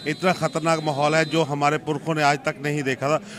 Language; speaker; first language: Hindi; native; Hindi